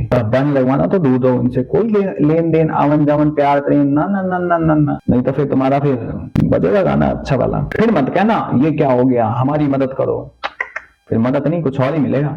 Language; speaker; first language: Hindi; native; Hindi